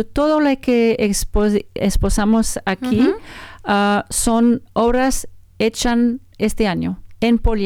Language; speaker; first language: Spanish; non-native, learner; French